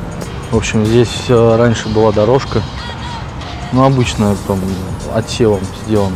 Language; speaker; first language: Russian; native; Russian